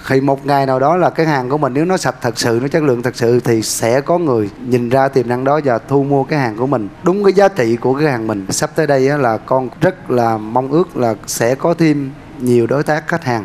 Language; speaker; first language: Vietnamese; native; Vietnamese